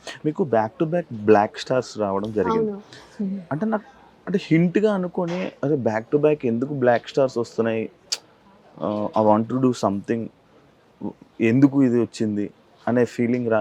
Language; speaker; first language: Telugu; native; Telugu